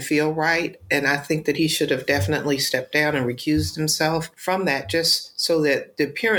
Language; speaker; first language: English; native; English